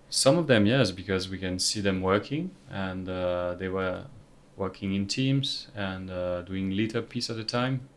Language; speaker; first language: English; non-native, fluent; French